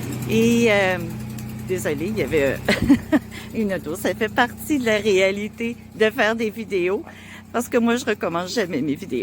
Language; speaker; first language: French; native; French